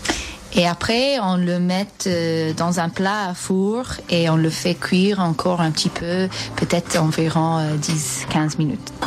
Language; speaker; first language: French; non-native, fluent; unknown